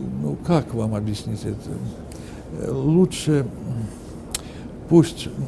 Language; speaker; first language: Russian; non-native, fluent; Armenian